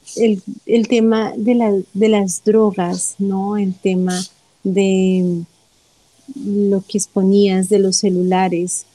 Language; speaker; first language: Spanish; native; Spanish